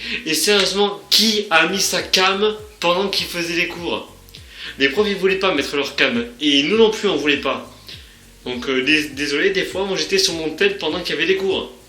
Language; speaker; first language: French; native; French